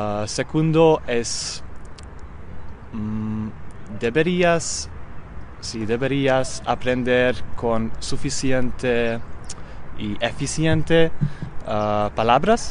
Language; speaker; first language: Spanish; non-native, learner; Hungarian